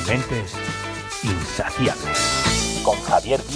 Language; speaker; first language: Spanish; native; Spanish